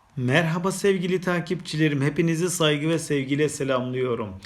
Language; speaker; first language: Turkish; native; Turkish